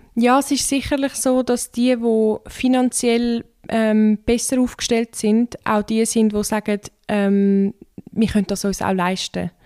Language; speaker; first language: German; non-native, fluent; Turkish